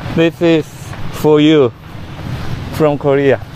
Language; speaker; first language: English; non-native, learner; Korean